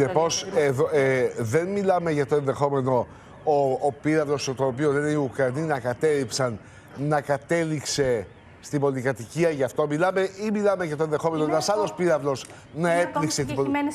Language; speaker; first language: Greek; native; Greek